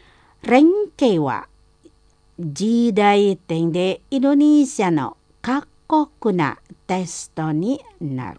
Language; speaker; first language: Japanese; non-native, fluent; Indonesian